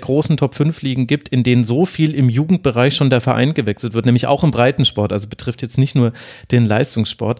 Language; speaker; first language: German; native; German